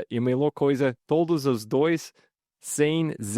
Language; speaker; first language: Portuguese; non-native, fluent; English